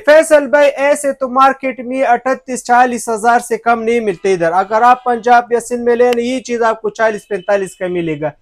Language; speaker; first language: Urdu; non-native, local second language; Pashto